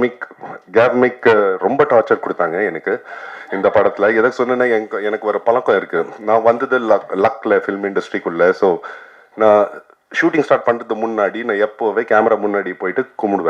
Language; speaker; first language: Tamil; non-native, local second language; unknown